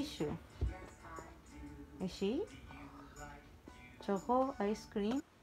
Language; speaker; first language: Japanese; non-native, learner; Filipino